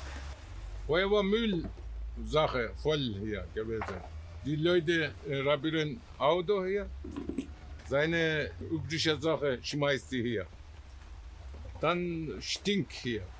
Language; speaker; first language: German; non-native, learner; Turkish